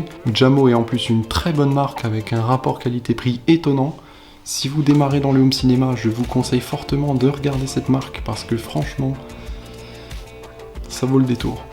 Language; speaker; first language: French; native; French